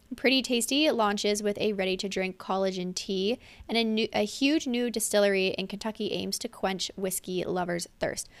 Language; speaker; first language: English; native; English